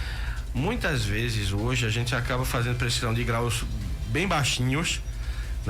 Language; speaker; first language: Portuguese; native; Portuguese